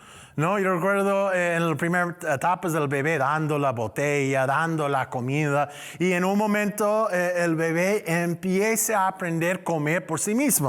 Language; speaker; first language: Spanish; non-native, learner; English